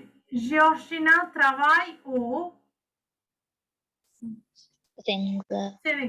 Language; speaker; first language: French; non-native, fluent; Sinhala